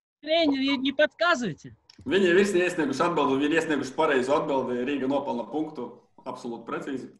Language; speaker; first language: Latvian; non-native, local second language; Russian